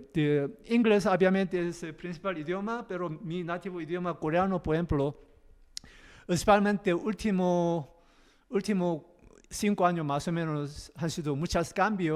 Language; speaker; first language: Spanish; non-native, learner; Korean